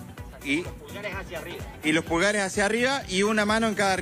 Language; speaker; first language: Spanish; native; Spanish